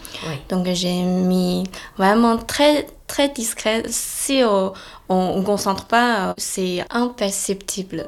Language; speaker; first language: French; non-native, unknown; Chinese